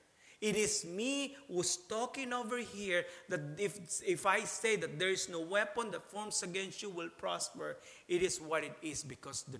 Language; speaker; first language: English; non-native, local second language; Filipino